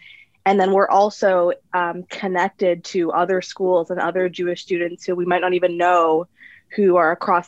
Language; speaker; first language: English; native; English